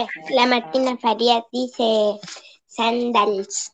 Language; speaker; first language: Spanish; native; Spanish